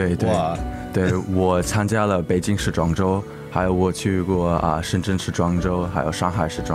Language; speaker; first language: Chinese; early bilingual, heritage; English